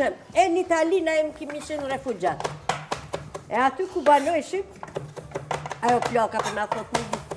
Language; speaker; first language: Albanian; native; Albanian